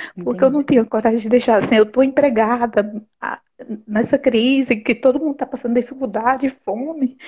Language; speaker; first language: Portuguese; native; Portuguese